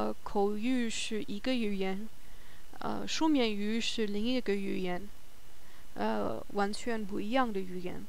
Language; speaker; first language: Chinese; non-native, learner; German